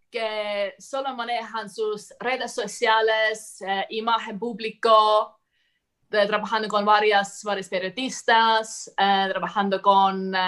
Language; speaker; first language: Spanish; non-native, fluent; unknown